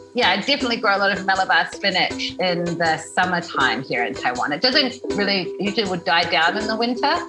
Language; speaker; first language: English; native; English